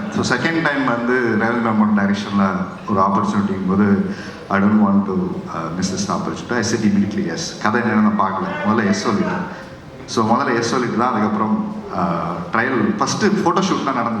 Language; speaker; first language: Tamil; native; Tamil